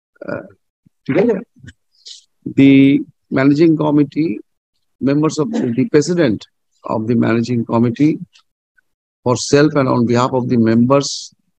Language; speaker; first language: English; non-native, local second language; Bangla